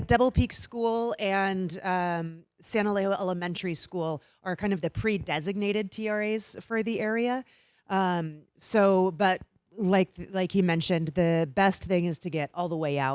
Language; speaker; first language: English; native; English